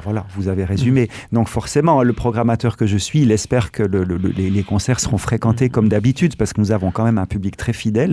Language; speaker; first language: French; native; French